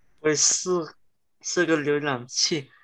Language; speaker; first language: Chinese; early bilingual, heritage; Chinese